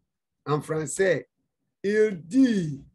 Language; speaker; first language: French; non-native, fluent; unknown